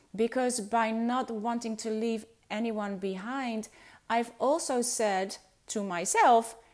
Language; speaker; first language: English; non-native, fluent; Dutch